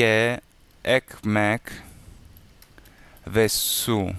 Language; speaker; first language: Turkish; non-native, learner; Italian